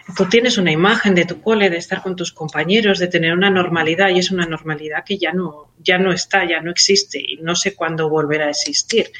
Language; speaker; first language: Spanish; native; Spanish